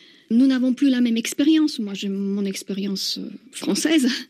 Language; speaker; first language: French; non-native, fluent; Slovak